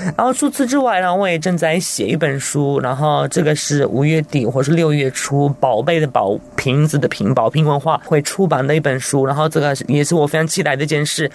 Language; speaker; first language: Chinese; non-native, fluent; Italian